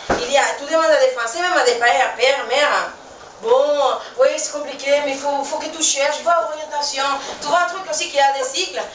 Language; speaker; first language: French; non-native, fluent; Spanish